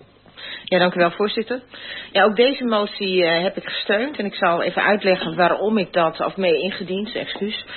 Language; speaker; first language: Dutch; native; Dutch